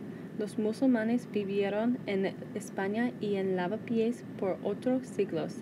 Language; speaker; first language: Spanish; non-native, learner; English